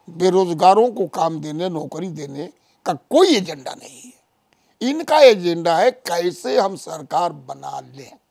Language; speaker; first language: Hindi; native; Hindi